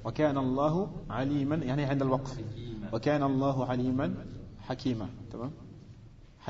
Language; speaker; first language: Arabic; non-native, fluent; French